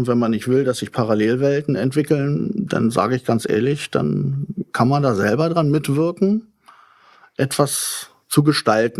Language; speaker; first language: German; native; German